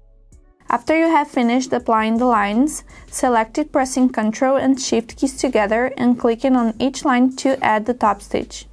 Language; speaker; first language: English; non-native, fluent; Portuguese